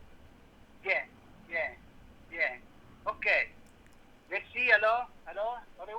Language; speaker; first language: French; non-native, learner; Italian